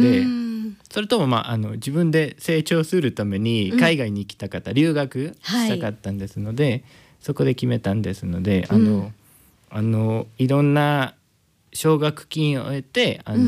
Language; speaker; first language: Japanese; non-native, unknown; Spanish